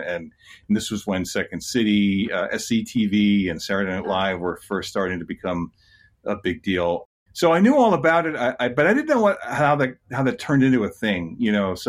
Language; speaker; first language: English; native; English